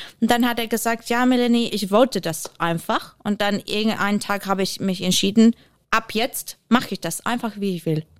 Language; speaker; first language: German; non-native, fluent; English